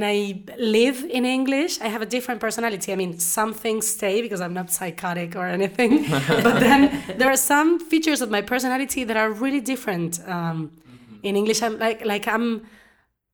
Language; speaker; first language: English; non-native, fluent; Spanish